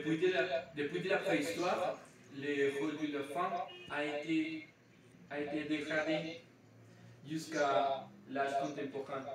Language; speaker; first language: French; non-native, learner; Spanish